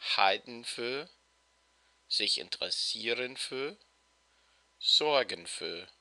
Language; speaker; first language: German; non-native, fluent; English